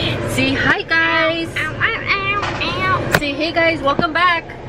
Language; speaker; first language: English; early bilingual, other home language; Spanish